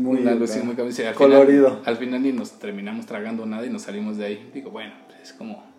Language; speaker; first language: Spanish; native; Spanish